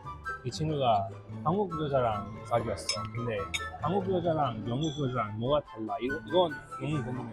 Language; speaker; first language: Korean; non-native, fluent; English